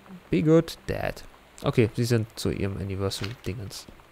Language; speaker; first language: German; native; German